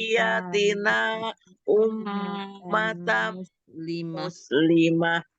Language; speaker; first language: Arabic; non-native, learner; Indonesian